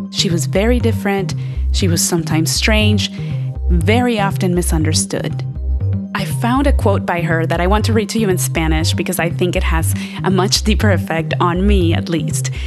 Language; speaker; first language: English; early bilingual, other home language; Spanish